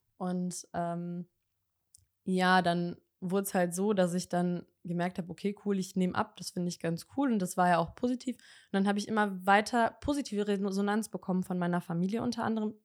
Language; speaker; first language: German; early bilingual, other home language; Bosnian